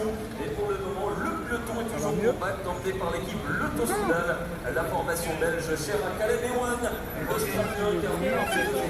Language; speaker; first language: French; native; French